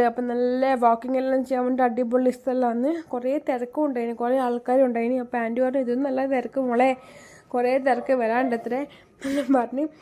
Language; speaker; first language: Malayalam; early bilingual, heritage; Malayalam